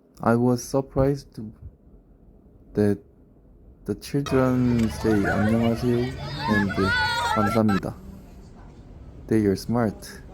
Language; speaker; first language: English; non-native, learner; Korean